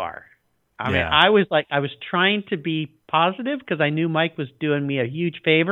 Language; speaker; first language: English; native; English